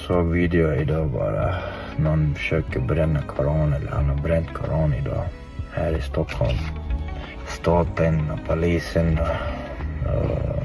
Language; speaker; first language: Swedish; non-native, fluent; Chechen